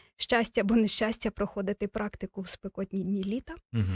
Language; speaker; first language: Ukrainian; native; Ukrainian